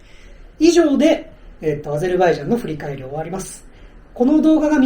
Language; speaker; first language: Japanese; native; Japanese